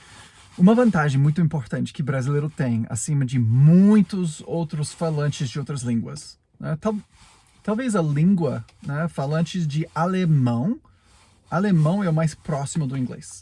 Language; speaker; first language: Portuguese; non-native, fluent; English